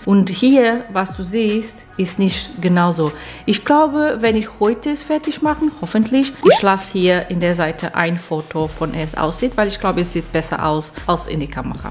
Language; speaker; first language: German; non-native, fluent; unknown